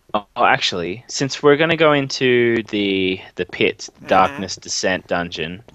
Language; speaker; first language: English; native; English